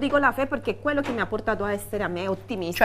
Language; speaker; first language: Italian; non-native, fluent; Spanish